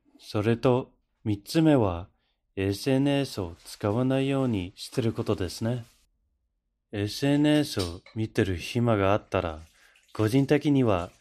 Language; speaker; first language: Japanese; non-native, fluent; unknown